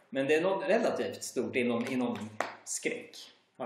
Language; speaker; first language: Swedish; native; Swedish